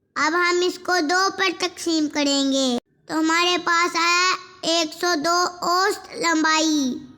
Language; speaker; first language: Urdu; non-native, local second language; Punjabi